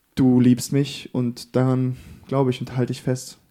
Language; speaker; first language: German; native; German